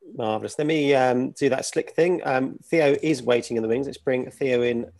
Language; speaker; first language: English; native; English